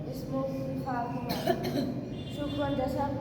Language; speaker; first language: Arabic; non-native, learner; Bangla